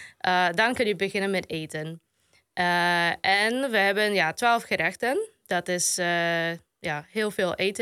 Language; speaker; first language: Dutch; non-native, fluent; Polish